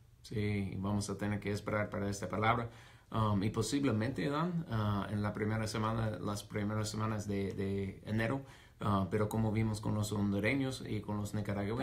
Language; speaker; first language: Spanish; non-native, fluent; English